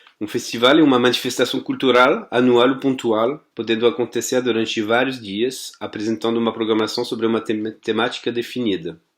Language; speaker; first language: Portuguese; non-native, fluent; French